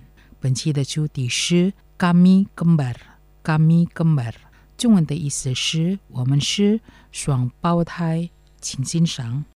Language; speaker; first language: Chinese; non-native, fluent; Indonesian